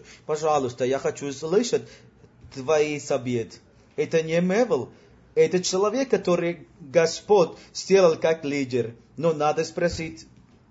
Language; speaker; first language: Russian; non-native, learner; Spanish